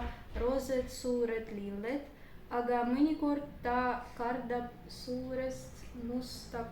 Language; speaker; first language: Estonian; non-native, learner; Russian